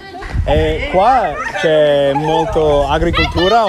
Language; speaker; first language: Italian; non-native, fluent; English